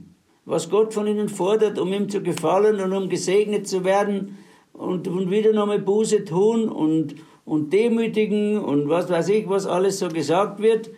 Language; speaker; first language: German; native; German